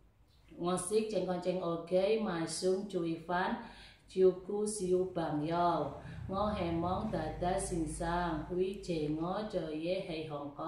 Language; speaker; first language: Chinese; non-native, learner; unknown